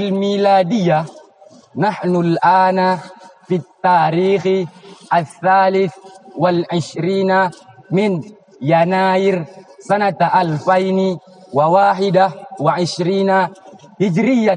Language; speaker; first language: Arabic; non-native, learner; Indonesian